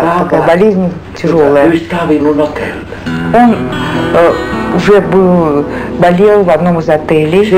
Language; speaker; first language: Russian; native; Russian